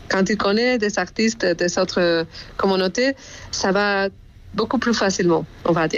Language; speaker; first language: French; non-native, fluent; Spanish